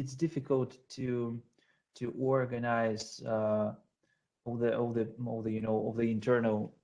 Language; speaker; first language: English; non-native, fluent; Russian